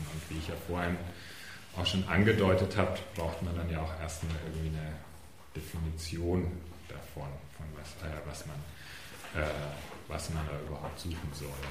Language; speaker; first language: German; native; German